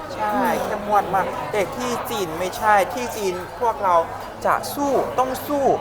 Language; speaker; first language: Thai; non-native, fluent; Chinese